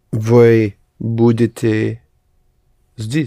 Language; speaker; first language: Russian; non-native, learner; English